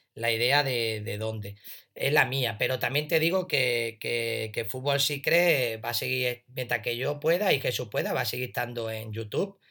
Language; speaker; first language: Spanish; native; Spanish